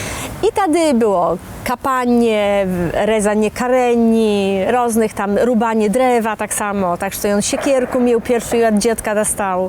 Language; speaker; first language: Polish; non-native, local second language; Belarusian